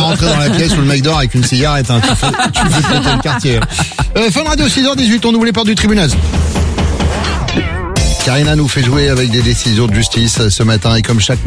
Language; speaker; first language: French; native; French